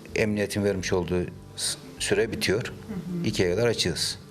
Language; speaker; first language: Turkish; native; Turkish